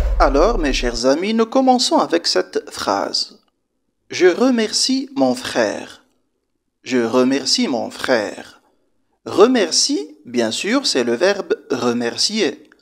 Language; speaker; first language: French; non-native, local second language; Arabic